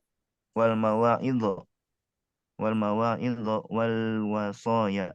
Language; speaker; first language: Arabic; non-native, learner; Indonesian